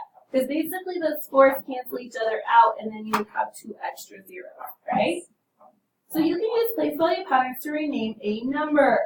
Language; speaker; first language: English; native; English